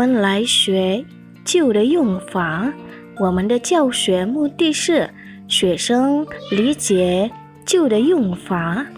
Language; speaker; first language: Chinese; non-native, fluent; Indonesian